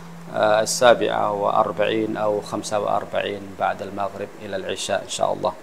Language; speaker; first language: Arabic; non-native, fluent; Western Cham